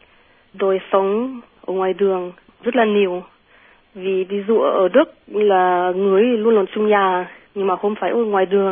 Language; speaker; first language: Vietnamese; non-native, fluent; German